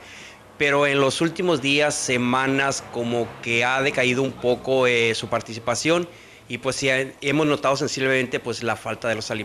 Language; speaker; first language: Spanish; native; Spanish